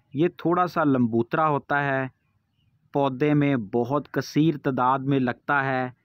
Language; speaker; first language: Urdu; non-native, local second language; Punjabi